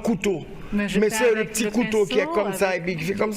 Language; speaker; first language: French; non-native, local second language; Haitian Creole